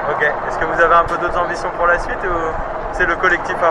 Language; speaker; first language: French; native; French